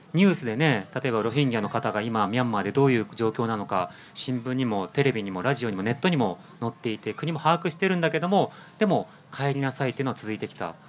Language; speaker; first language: Japanese; native; Japanese